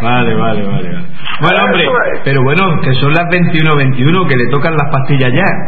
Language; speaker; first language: Spanish; native; Spanish